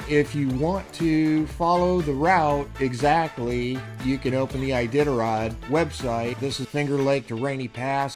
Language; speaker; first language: English; native; English